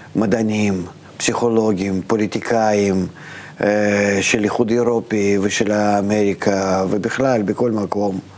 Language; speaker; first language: Hebrew; non-native, fluent; Russian